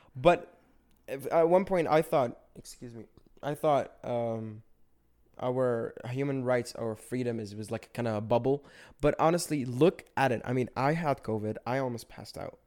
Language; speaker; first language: English; non-native, fluent; Arabic